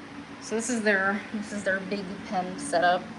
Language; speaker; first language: English; native; English